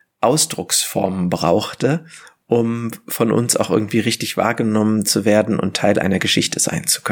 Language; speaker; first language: German; native; German